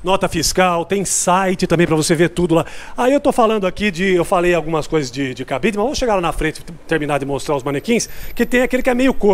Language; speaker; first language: Portuguese; native; Portuguese